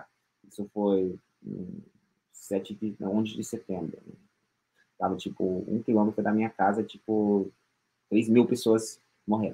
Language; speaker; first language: Portuguese; non-native, fluent; English